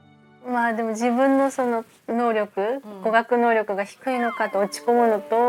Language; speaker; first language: Japanese; native; Japanese